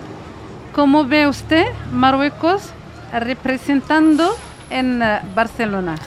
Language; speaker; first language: Spanish; non-native, fluent; Arabic